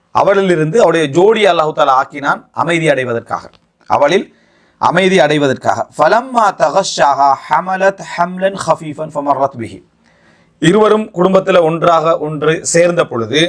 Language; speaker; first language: Tamil; native; Tamil